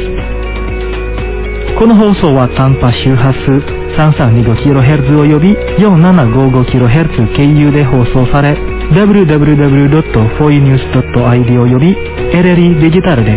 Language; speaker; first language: Japanese; non-native, fluent; Indonesian